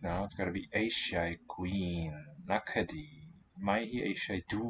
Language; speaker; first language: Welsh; non-native, learner; English